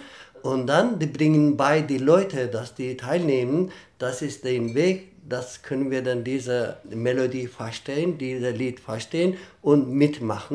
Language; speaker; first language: German; non-native, fluent; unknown